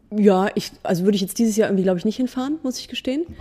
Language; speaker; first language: German; native; German